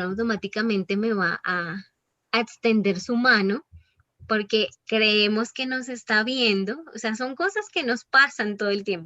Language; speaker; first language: Spanish; native; Spanish